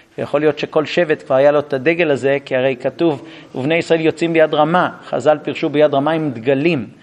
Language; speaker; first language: Hebrew; non-native, fluent; English